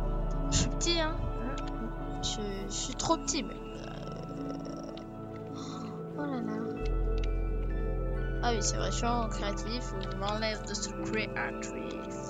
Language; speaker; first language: French; native; French